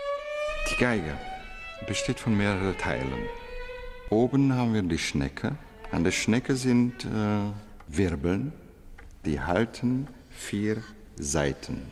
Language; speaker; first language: German; non-native, fluent; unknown